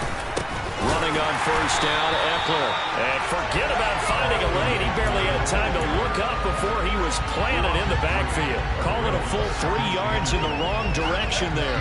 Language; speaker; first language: English; native; English